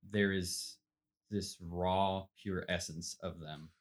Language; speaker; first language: English; native; English